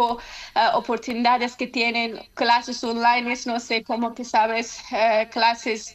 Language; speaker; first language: Spanish; non-native, learner; Persian